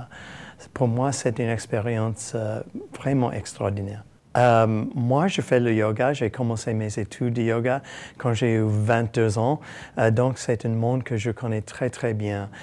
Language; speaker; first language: French; non-native, fluent; English